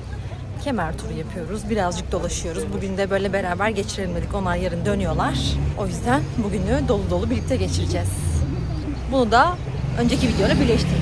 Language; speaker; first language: Turkish; native; Turkish